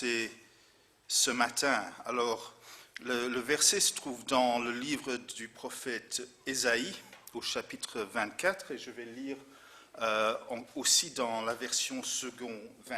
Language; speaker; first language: French; non-native, fluent; English